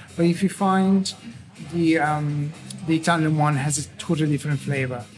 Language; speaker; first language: English; non-native, fluent; Italian